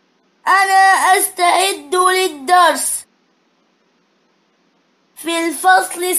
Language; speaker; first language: Arabic; non-native, learner; Thai